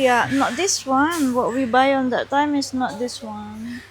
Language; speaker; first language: English; non-native, learner; Indonesian